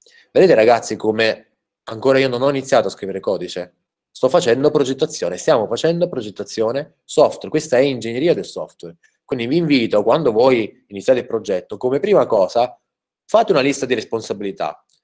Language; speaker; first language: Italian; native; Italian